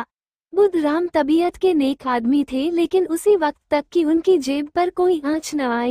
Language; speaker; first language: Hindi; native; Hindi